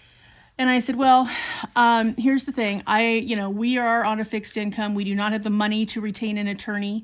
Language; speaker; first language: English; native; English